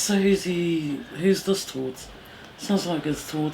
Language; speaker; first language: English; native; English